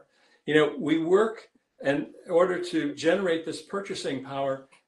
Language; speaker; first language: English; native; English